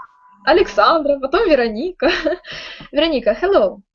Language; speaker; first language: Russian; native; Russian